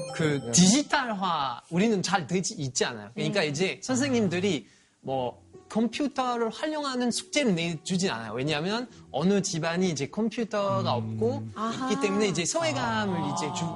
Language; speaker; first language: Korean; non-native, fluent; French